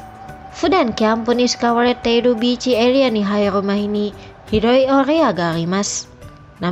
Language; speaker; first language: Japanese; non-native, fluent; Indonesian